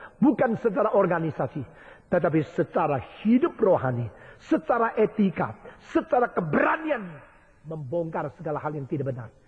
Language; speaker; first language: Indonesian; early bilingual, other home language; Chinese